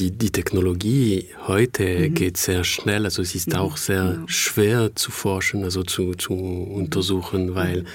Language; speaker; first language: German; non-native, fluent; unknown